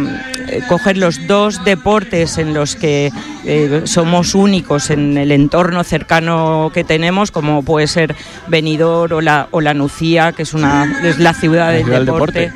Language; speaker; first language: Spanish; native; Spanish